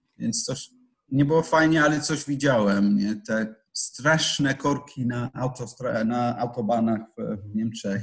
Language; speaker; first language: Polish; non-native, fluent; English